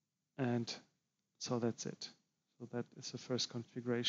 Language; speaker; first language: English; non-native, fluent; German